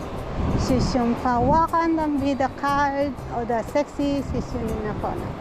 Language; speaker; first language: German; non-native, learner; Filipino